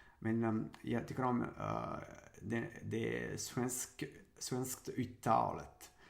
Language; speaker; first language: Swedish; non-native, learner; Sinhala